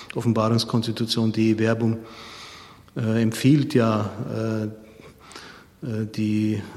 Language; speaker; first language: German; native; German